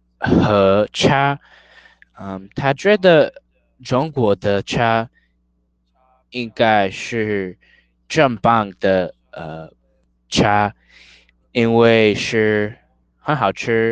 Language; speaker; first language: Chinese; non-native, learner; English